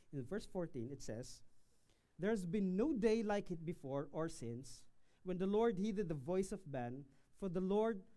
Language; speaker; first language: English; non-native, local second language; Filipino